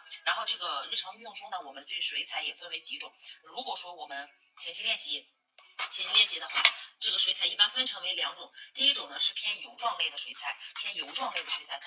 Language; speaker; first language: Chinese; native; Chinese